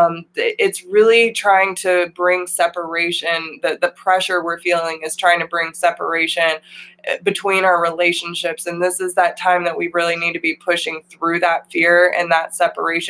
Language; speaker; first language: English; native; English